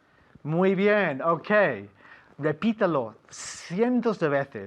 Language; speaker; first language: Spanish; non-native, fluent; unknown